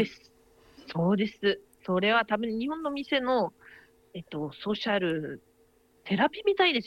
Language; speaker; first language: Japanese; non-native, fluent; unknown